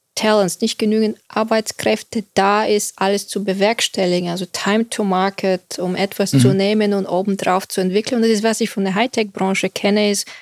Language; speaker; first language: German; non-native, fluent; Bulgarian